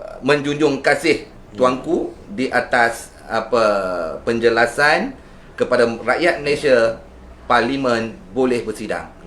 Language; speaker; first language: Malay; native; Malay